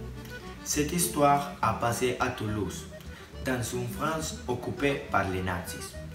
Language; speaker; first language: French; non-native, learner; Spanish